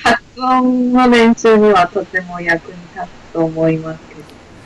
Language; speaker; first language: Japanese; non-native, fluent; Chinese